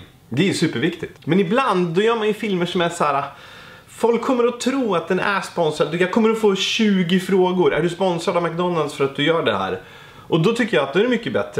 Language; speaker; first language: Swedish; native; Swedish